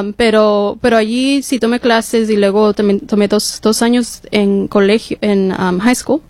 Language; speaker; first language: Spanish; early bilingual, heritage; English